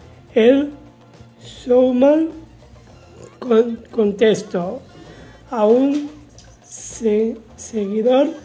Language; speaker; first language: Spanish; native; Spanish